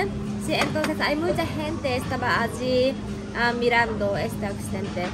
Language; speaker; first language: Spanish; non-native, learner; Japanese